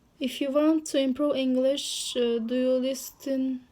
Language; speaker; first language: English; non-native, learner; Turkish